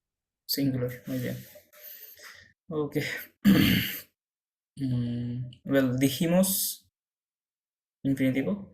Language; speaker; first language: Spanish; non-native, fluent; Bangla